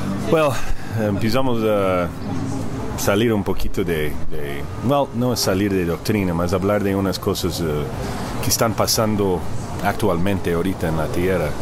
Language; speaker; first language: Spanish; early bilingual, heritage; Spanish